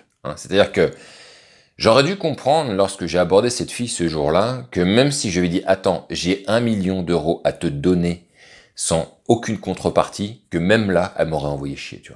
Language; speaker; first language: French; native; French